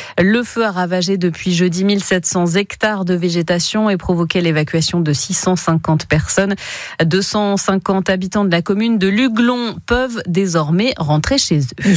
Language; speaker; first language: French; native; French